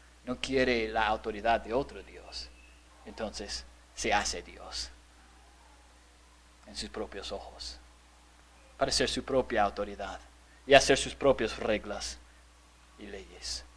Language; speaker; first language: Spanish; non-native, fluent; English